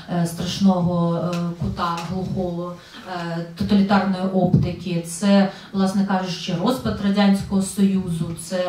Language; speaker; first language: Ukrainian; native; Ukrainian